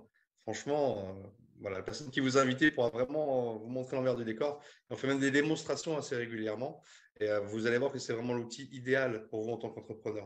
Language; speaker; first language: French; native; French